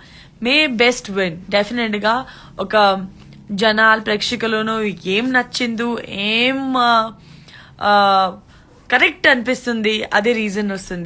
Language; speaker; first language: Telugu; non-native, learner; Gujarati